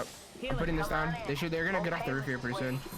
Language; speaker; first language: English; native; English